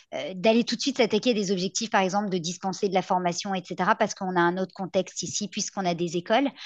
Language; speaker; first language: French; native; French